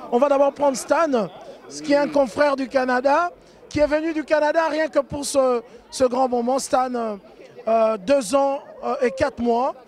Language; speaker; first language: French; non-native, local second language; Lingala